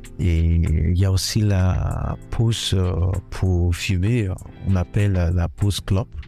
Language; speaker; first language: French; non-native, fluent; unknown